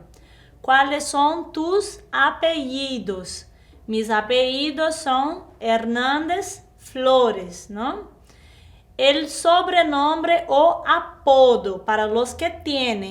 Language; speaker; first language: Spanish; non-native, fluent; Portuguese